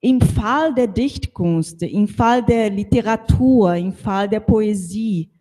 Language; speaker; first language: German; non-native, fluent; Portuguese